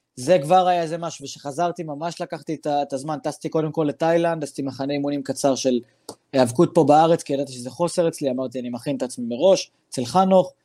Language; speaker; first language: Hebrew; non-native, local second language; Arabic